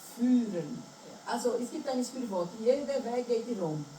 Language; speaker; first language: German; non-native, learner; Portuguese